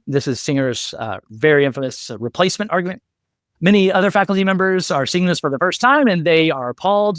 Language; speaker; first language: English; native; English